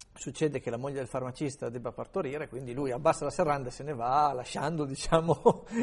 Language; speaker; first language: Italian; native; Italian